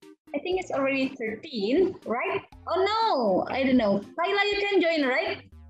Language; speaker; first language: English; non-native, fluent; Indonesian